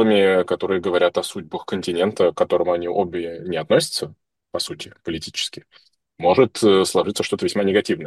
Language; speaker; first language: Russian; native; Russian